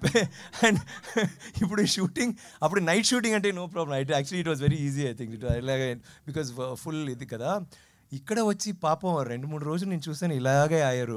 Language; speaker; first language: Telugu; non-native, learner; Tamil